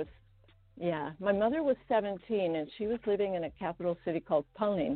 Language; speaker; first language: English; non-native, fluent; Estonian